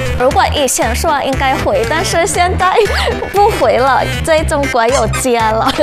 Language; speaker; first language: Chinese; non-native, fluent; Thai